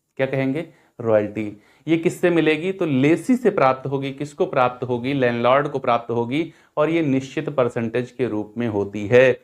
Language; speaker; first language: Hindi; native; Hindi